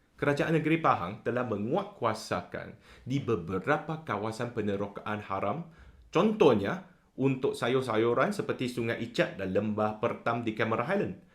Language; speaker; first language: Malay; non-native, local second language; Chinese